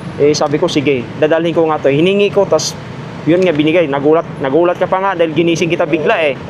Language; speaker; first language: Filipino; non-native, local second language; Cebuano